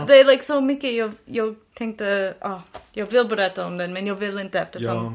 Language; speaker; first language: Swedish; non-native, learner; English